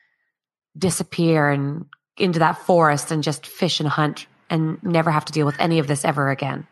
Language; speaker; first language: English; native; English